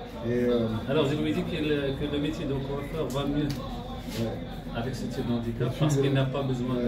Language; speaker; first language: French; non-native, local second language; Arabic